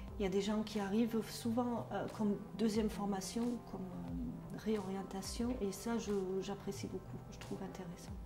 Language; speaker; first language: French; non-native, fluent; German